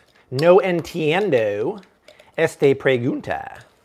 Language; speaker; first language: Spanish; non-native, learner; English